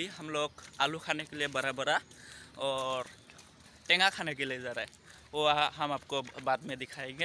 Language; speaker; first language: Hindi; non-native, local second language; Assamese